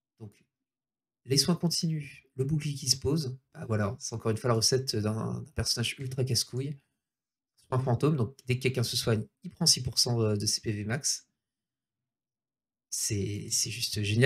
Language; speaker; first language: French; native; French